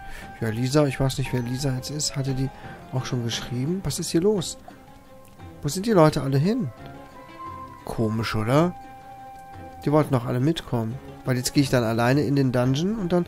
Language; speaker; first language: German; native; German